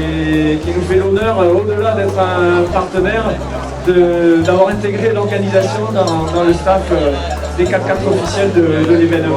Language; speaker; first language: French; native; French